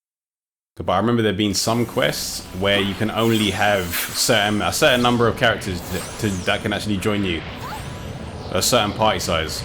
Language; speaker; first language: English; native; English